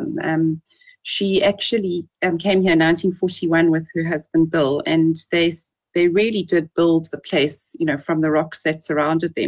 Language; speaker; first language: English; native; English